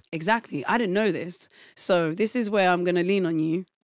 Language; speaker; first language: English; native; English